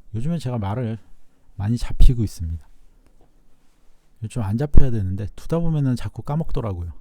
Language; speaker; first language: Korean; native; Korean